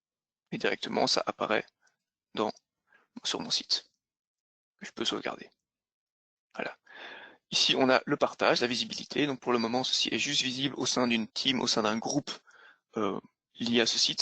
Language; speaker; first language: French; native; French